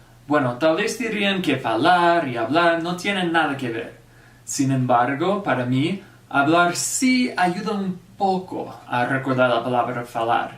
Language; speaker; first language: Spanish; non-native, fluent; English